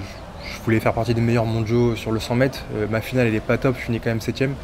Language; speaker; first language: French; native; French